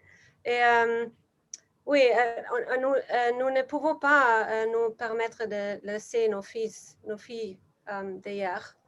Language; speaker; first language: French; non-native, learner; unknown